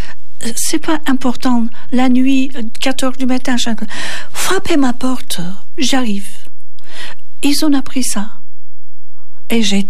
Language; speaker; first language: French; non-native, fluent; Turkish